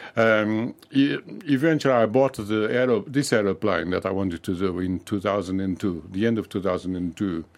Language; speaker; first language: English; non-native, fluent; Portuguese